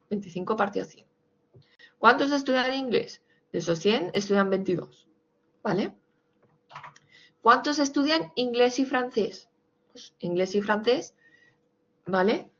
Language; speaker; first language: Spanish; native; Spanish